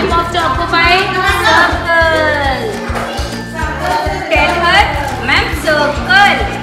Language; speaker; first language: English; non-native, learner; Hindi